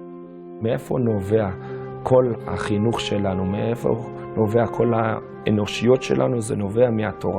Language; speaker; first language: Hebrew; non-native, fluent; English